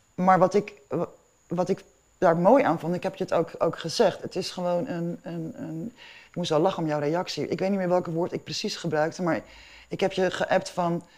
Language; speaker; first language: Dutch; non-native, local second language; Papiamento